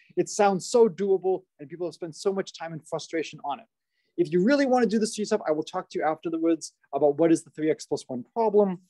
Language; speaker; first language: English; native; English